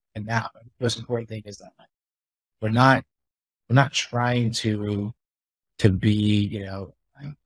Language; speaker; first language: English; native; English